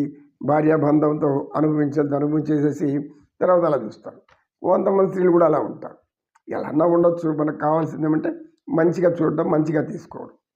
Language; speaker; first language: Telugu; native; Telugu